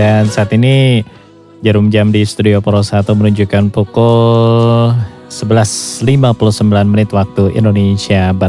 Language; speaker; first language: Indonesian; native; Indonesian